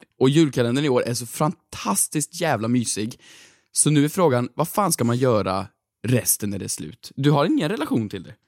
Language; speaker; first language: Swedish; native; Swedish